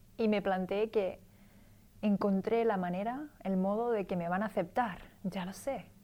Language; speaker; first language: Spanish; early bilingual, other home language; English